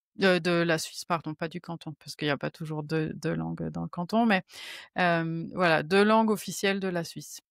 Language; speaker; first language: French; native; French